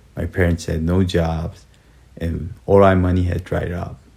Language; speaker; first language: English; early bilingual, other home language; Korean